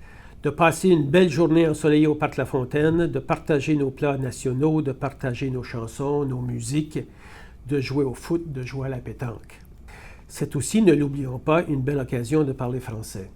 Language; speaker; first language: French; native; French